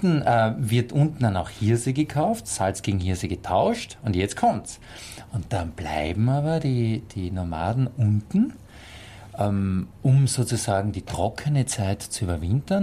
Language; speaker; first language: German; native; German